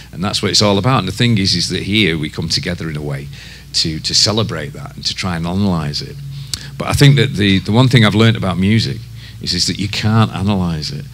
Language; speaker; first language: English; native; English